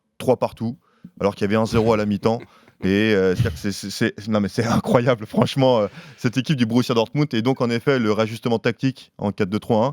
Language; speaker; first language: French; native; French